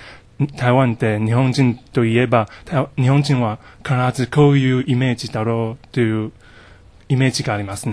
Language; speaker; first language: Japanese; non-native, fluent; Chinese